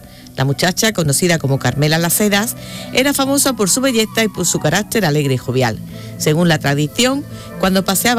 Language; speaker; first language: Spanish; native; Spanish